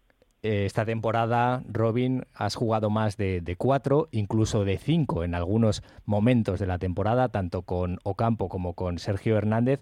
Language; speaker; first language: Spanish; native; Spanish